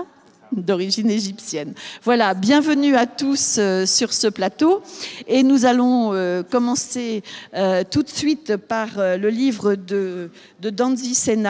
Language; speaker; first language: French; native; French